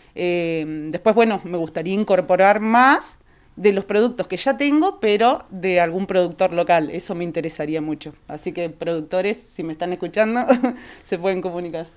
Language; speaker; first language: Spanish; native; Spanish